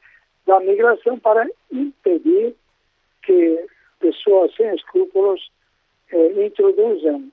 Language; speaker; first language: Portuguese; non-native, fluent; Italian